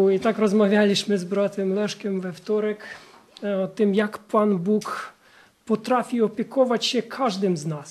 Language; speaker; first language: Polish; non-native, fluent; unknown